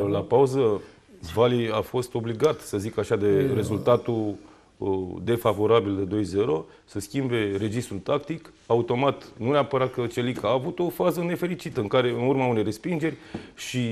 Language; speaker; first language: Romanian; native; Romanian